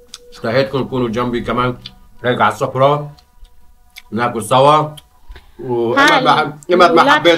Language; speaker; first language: Arabic; non-native, local second language; Kurdish